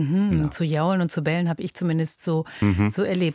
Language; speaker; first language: German; native; German